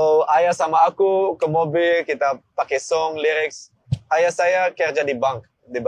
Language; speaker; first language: Indonesian; non-native, learner; Dutch